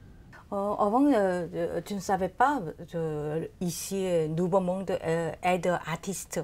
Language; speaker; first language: French; non-native, learner; Korean